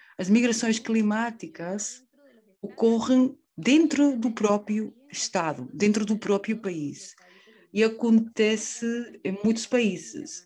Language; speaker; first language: Portuguese; non-native, fluent; Spanish